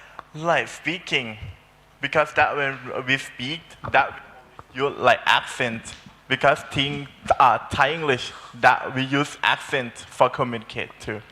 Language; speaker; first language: English; non-native, learner; Thai